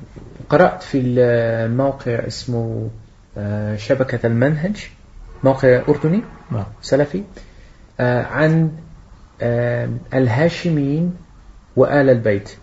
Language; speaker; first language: Arabic; non-native, fluent; Dutch